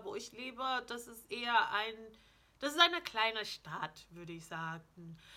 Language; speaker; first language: German; non-native, fluent; English